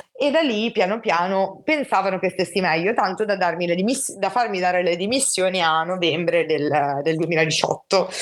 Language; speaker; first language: Italian; native; Italian